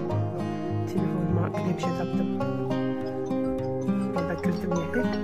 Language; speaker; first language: Turkish; non-native, learner; Kazakh